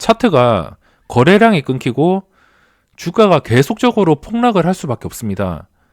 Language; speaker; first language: Korean; native; Korean